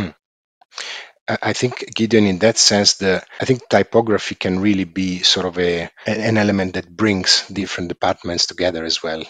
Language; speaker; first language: English; non-native, fluent; Italian